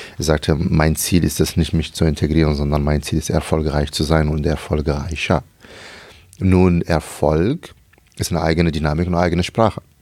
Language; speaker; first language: German; non-native, fluent; Arabic